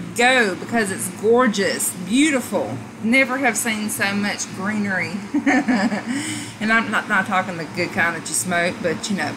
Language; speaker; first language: English; native; English